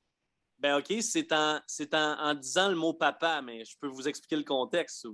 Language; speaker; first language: French; native; French